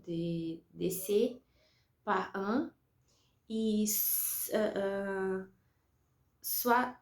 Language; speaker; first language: French; non-native, learner; Portuguese